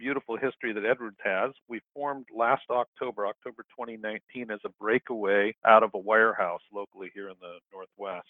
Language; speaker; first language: English; native; English